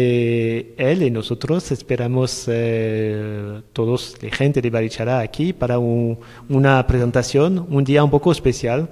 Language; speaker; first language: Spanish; non-native, learner; French